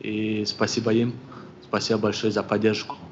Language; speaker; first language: Russian; non-native, local second language; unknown